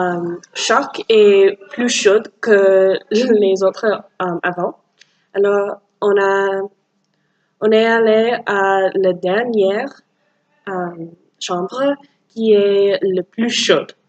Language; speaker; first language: French; non-native, learner; English